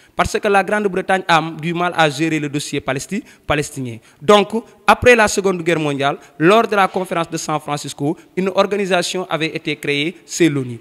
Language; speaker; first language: French; non-native, local second language; Wolof